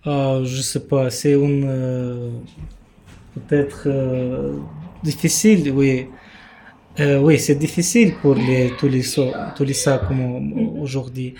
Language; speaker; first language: French; non-native, learner; Romanian